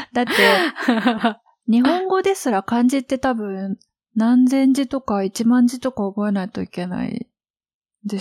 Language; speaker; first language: Japanese; native; Japanese